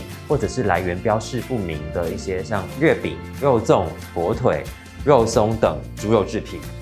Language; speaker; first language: Chinese; native; Chinese